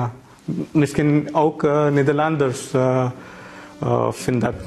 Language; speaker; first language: Dutch; non-native, learner; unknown